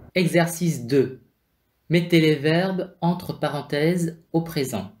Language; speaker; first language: French; non-native, fluent; Vietnamese